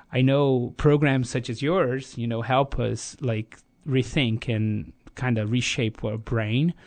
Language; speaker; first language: English; non-native, fluent; Portuguese